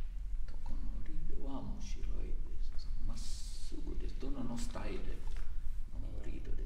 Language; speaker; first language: Japanese; non-native, learner; Italian